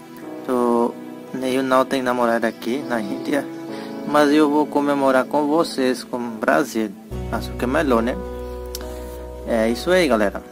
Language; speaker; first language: Portuguese; non-native, learner; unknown